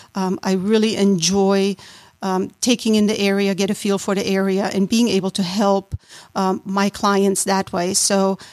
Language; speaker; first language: English; non-native, fluent; German